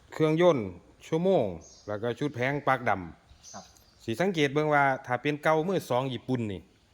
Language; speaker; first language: Thai; native; Thai